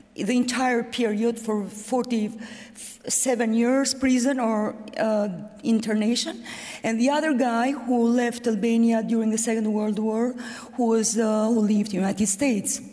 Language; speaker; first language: English; non-native, fluent; Albanian